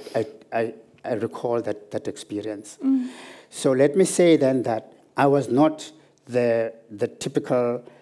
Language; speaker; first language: English; non-native, local second language; Zulu